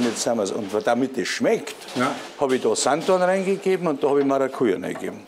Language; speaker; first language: German; native; German